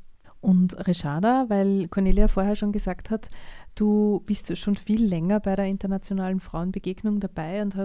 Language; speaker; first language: German; native; German